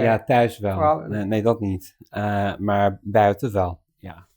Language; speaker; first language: Dutch; non-native, fluent; English